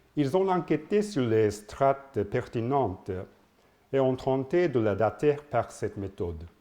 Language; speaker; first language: French; non-native, learner; Japanese